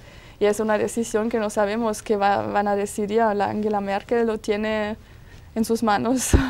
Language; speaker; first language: Spanish; non-native, fluent; German